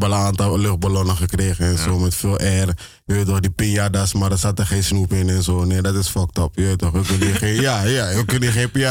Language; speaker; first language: Dutch; native; Dutch